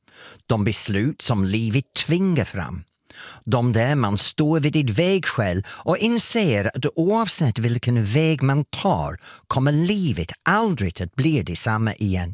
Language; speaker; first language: Swedish; non-native, fluent; English